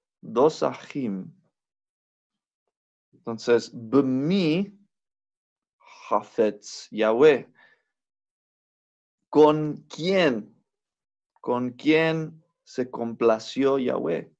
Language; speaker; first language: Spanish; non-native, fluent; English